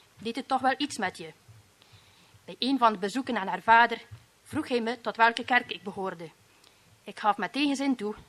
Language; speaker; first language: Dutch; native; Dutch